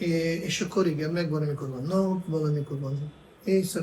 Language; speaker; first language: Hungarian; non-native, fluent; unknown